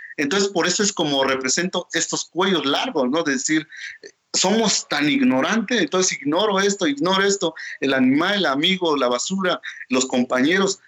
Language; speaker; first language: Spanish; non-native, local second language; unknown